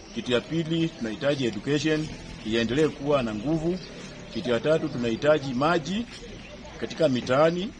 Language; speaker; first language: Swahili; non-native, local second language; Luyia